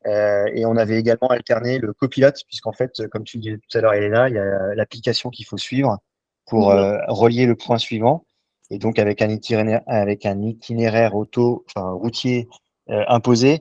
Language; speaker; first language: French; native; French